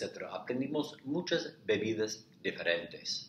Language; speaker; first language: Spanish; non-native, fluent; English